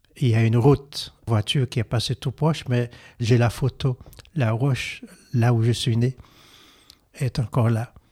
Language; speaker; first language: French; non-native, local second language; Haitian Creole